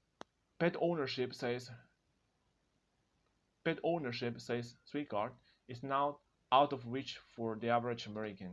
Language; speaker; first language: English; non-native, fluent; Spanish